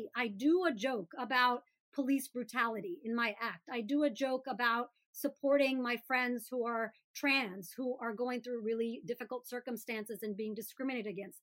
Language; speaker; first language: English; native; English